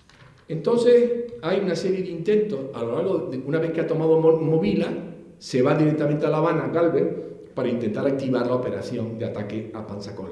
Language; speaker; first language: Spanish; native; Spanish